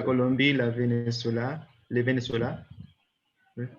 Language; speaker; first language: French; non-native, learner; Spanish